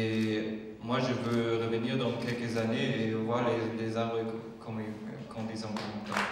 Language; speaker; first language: French; non-native, fluent; German